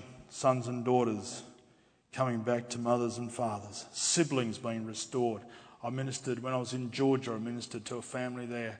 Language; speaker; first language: English; native; English